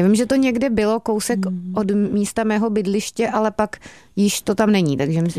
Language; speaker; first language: Czech; native; Czech